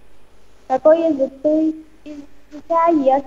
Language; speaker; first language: Russian; non-native, learner; Vietnamese